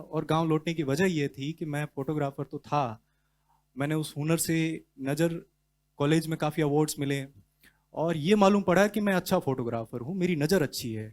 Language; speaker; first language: Hindi; native; Hindi